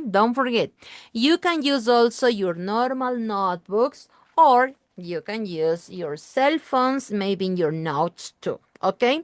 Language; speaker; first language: English; non-native, learner; Spanish